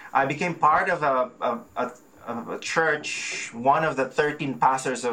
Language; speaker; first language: English; non-native, local second language; Filipino